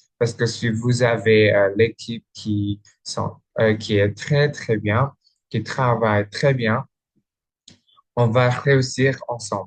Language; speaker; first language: French; non-native, learner; Indonesian